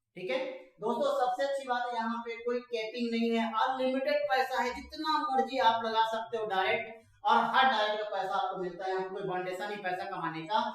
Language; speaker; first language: Hindi; non-native, local second language; Marathi